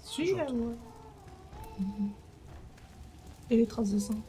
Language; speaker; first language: French; native; French